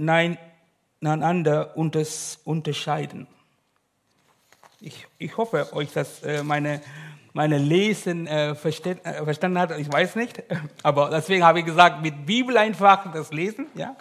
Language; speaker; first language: German; non-native, learner; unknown